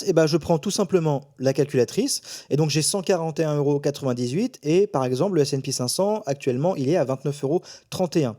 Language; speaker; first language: French; native; French